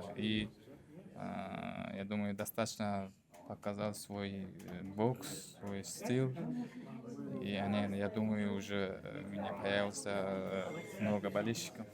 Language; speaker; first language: Russian; non-native, learner; Uzbek